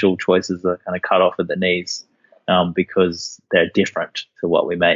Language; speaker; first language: English; native; English